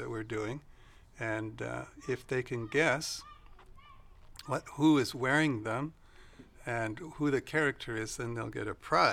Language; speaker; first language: English; native; English